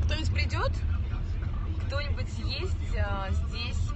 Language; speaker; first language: Russian; native; Russian